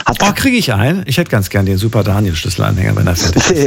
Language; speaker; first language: German; native; German